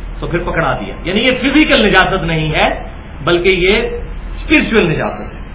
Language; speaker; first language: Urdu; non-native, local second language; Punjabi